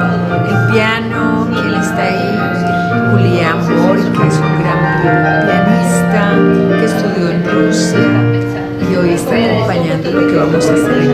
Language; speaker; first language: Spanish; native; Spanish